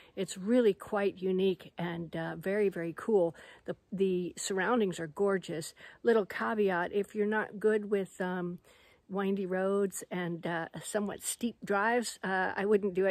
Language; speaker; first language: English; native; English